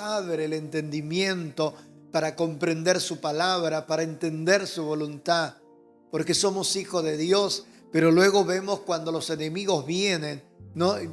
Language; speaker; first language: Spanish; native; Spanish